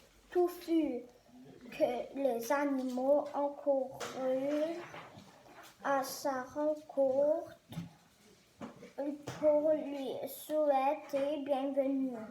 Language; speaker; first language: French; non-native, learner; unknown